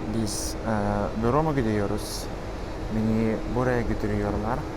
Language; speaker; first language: Turkish; non-native, learner; Russian